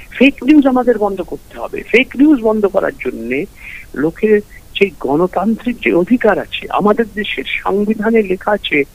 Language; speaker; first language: Bangla; early bilingual, heritage; Bangla